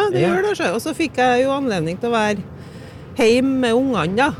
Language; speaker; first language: Norwegian; native; Norwegian